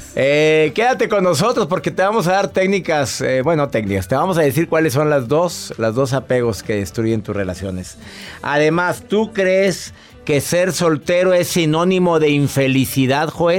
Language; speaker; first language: Spanish; native; Spanish